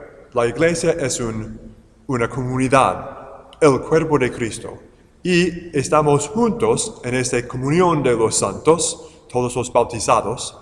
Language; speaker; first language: Spanish; non-native, fluent; English